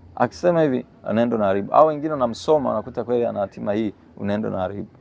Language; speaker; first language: Swahili; native; Swahili